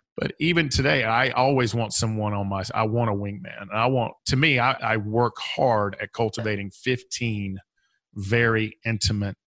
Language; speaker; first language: English; native; English